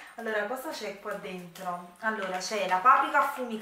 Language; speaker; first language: Italian; native; Italian